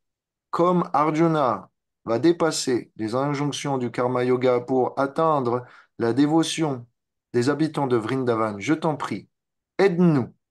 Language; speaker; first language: French; native; French